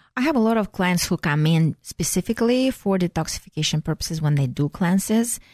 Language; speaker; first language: English; non-native, fluent; Russian